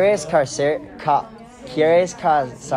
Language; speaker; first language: Spanish; non-native, learner; English